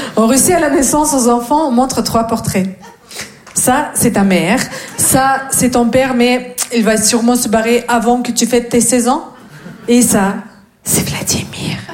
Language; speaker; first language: French; non-native, fluent; Russian